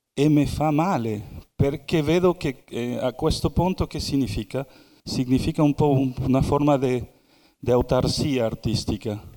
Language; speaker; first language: Italian; non-native, fluent; Spanish